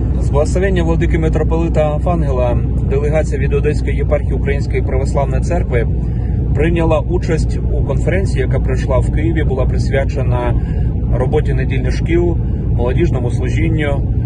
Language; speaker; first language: Ukrainian; non-native, local second language; Russian